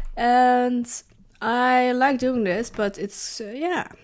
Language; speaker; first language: English; early bilingual, other home language; Dutch